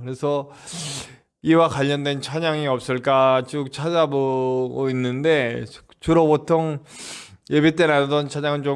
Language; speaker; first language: Korean; native; Korean